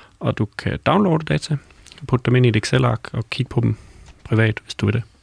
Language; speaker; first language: Danish; native; Danish